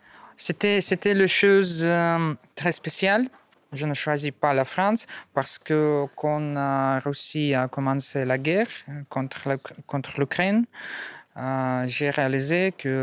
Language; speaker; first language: French; non-native, learner; Russian